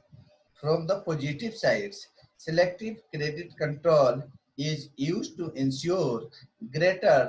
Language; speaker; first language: English; non-native, local second language; Hindi